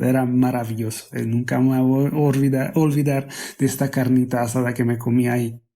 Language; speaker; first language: Spanish; non-native, fluent; Hungarian